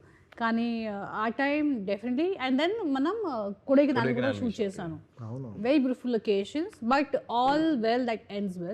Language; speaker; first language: Telugu; non-native, fluent; Hindi